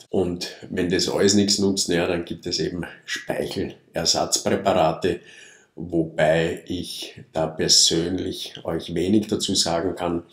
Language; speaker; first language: German; native; German